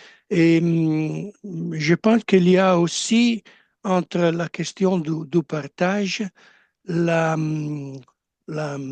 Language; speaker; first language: French; non-native, learner; Italian